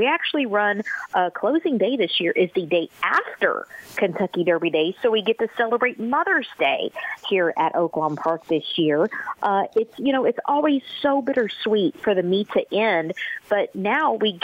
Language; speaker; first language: English; native; English